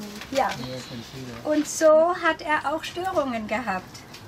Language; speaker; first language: German; native; German